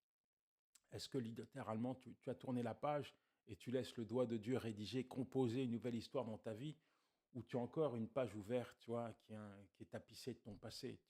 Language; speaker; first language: French; native; French